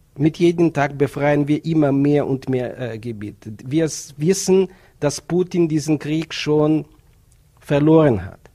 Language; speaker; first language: German; non-native, fluent; Ukrainian